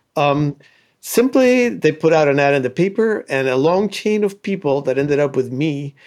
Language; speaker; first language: English; early bilingual, other home language; Spanish